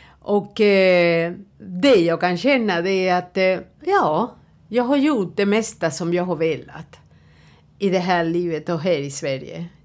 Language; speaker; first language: Swedish; non-native, fluent; Spanish